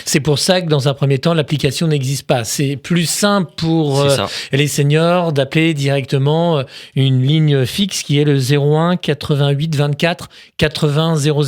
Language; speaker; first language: French; native; French